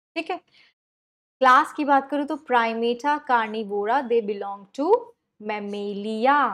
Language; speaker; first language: Hindi; native; Hindi